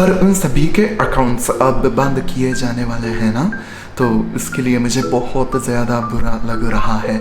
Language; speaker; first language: Hindi; non-native, fluent; Japanese